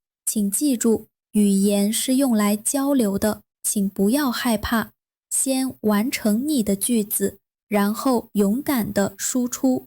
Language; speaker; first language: Chinese; non-native, fluent; Vietnamese